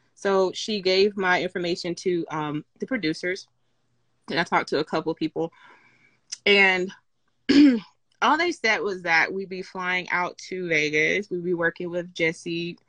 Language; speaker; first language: English; native; English